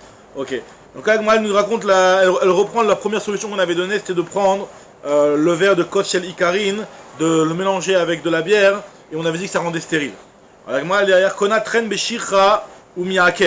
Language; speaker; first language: French; native; French